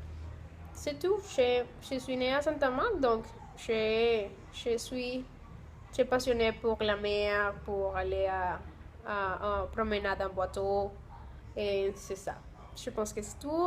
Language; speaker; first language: French; non-native, learner; Spanish